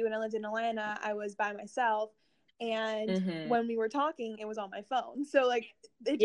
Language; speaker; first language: English; native; English